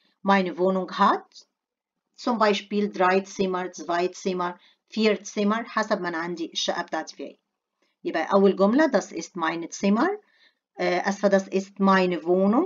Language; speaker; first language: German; non-native, fluent; Arabic